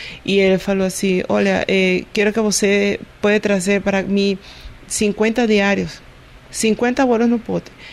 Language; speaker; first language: Portuguese; non-native, learner; Spanish